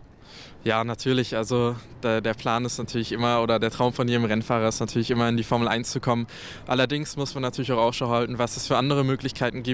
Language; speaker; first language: German; native; German